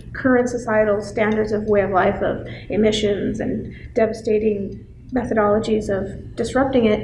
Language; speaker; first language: English; native; English